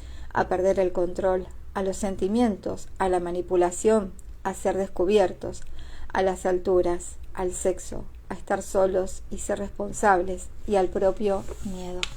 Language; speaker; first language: Spanish; native; Spanish